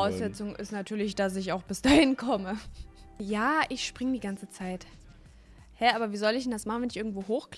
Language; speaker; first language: German; native; German